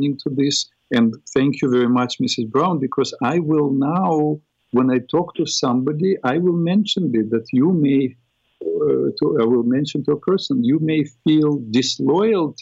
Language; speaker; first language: English; non-native, fluent; Russian